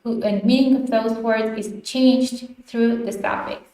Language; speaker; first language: English; non-native, fluent; Ukrainian